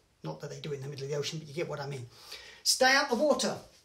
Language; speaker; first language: English; native; English